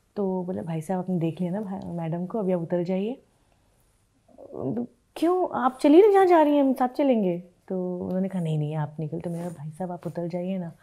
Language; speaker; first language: Hindi; native; Hindi